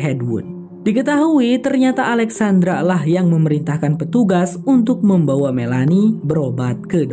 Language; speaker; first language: Indonesian; native; Indonesian